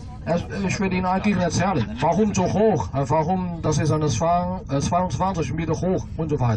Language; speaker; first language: German; non-native, fluent; Chinese